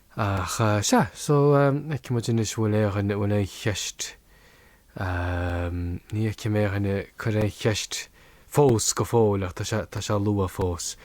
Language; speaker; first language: Irish; native; Irish